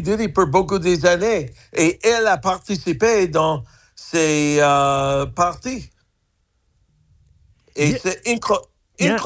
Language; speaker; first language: French; non-native, fluent; English